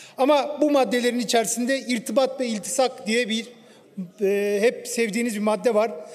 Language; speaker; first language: Turkish; native; Turkish